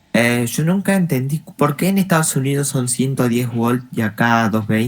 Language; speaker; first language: Spanish; native; Spanish